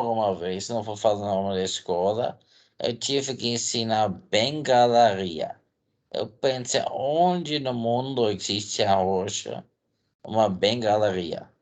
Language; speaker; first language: Portuguese; non-native, fluent; Dutch